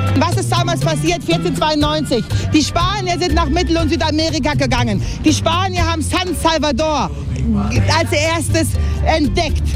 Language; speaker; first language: German; native; German